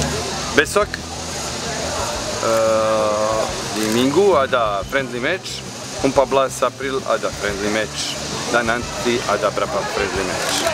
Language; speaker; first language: Indonesian; non-native, learner; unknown